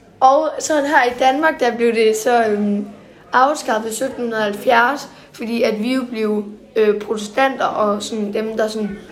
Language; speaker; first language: Danish; native; Danish